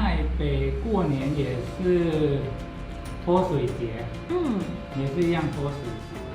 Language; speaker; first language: Chinese; non-native, fluent; Thai